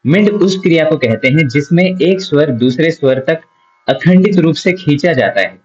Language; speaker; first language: Hindi; non-native, local second language; Marathi